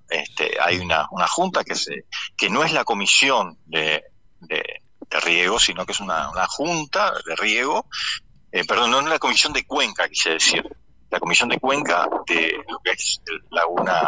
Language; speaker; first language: Spanish; native; Spanish